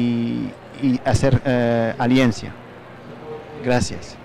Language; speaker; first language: Spanish; non-native, fluent; French